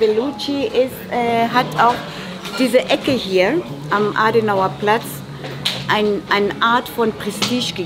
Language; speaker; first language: German; non-native, fluent; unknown